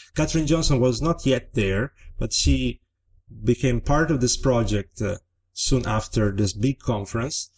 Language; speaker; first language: English; non-native, fluent; Italian